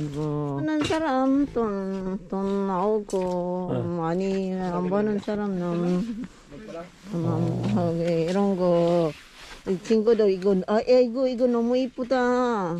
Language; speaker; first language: Korean; non-native, learner; Filipino